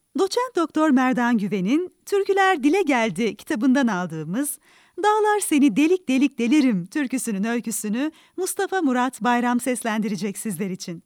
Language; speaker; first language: Turkish; native; Turkish